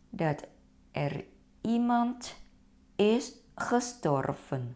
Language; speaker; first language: Dutch; non-native, fluent; Thai